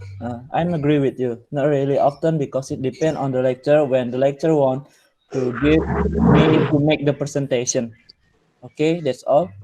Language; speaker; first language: English; non-native, learner; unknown